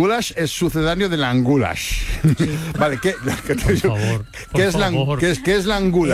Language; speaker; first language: Spanish; native; Spanish